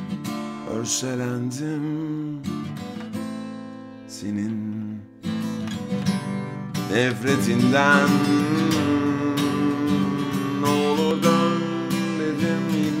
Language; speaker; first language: Turkish; early bilingual, heritage; Turkish